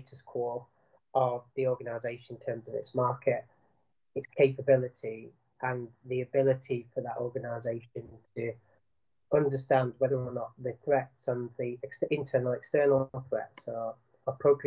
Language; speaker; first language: English; native; English